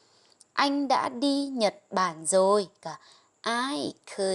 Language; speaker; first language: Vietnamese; non-native, fluent; Lao